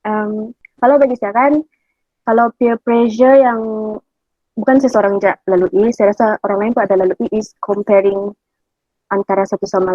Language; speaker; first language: Malay; native; Malay